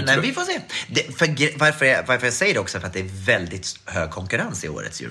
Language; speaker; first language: Swedish; native; Swedish